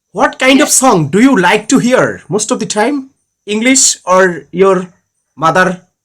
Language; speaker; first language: English; non-native, learner; Bangla